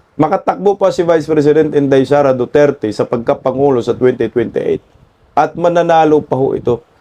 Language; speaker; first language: Filipino; non-native, local second language; Cebuano